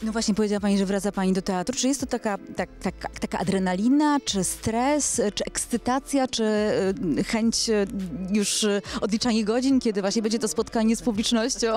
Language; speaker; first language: Polish; native; Polish